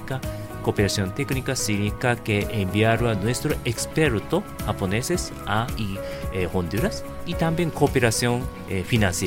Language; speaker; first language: Spanish; non-native, learner; Japanese